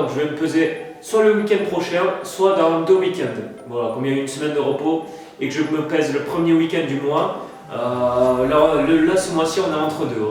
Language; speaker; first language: French; native; French